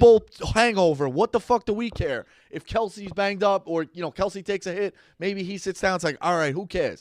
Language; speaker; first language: English; native; English